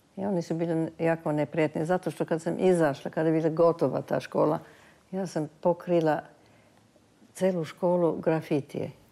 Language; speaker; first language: Serbian; early bilingual, heritage; Serbian